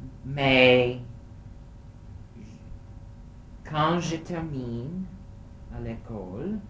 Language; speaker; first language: French; non-native, learner; English